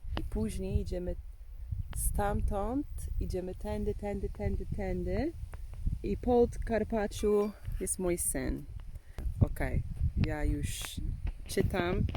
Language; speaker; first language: Polish; non-native, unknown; English